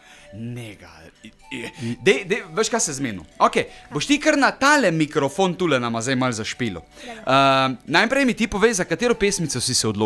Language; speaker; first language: Slovenian; native; Slovenian